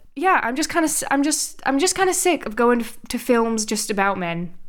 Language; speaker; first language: English; native; English